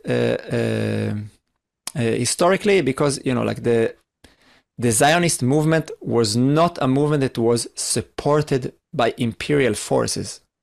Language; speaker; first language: English; non-native, fluent; Hebrew